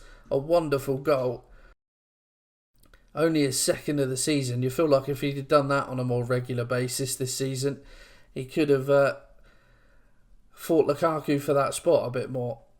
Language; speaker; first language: English; native; English